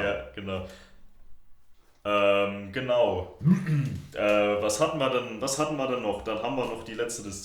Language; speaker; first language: German; native; German